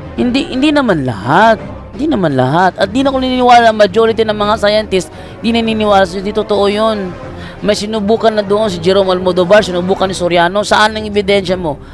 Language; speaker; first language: Filipino; non-native, local second language; Cebuano